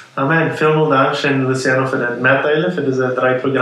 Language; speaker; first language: German; non-native, local second language; Plautdietsch